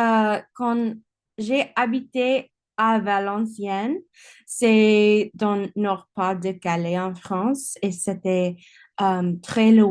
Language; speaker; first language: French; non-native, learner; English